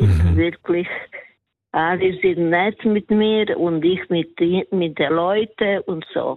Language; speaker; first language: German; non-native, learner; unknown